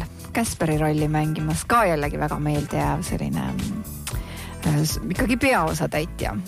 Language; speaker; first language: Estonian; native; Estonian